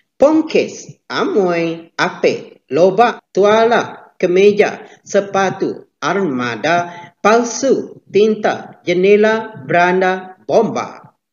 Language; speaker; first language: Malay; native; Malay